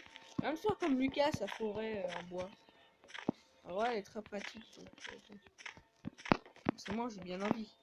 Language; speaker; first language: French; native; French